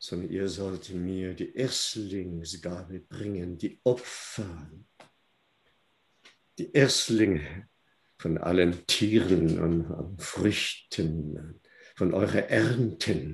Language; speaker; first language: German; non-native, fluent; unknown